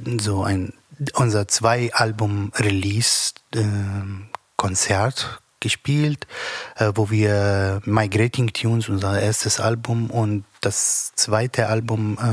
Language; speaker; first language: German; non-native, learner; Arabic